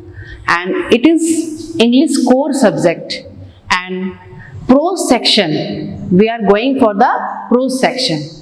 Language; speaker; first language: English; non-native, local second language; Hindi